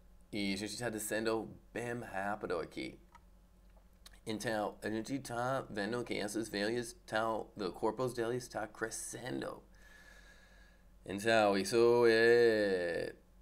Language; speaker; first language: Portuguese; non-native, learner; English